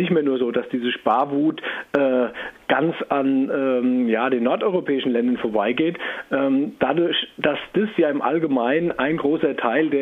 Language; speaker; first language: German; native; German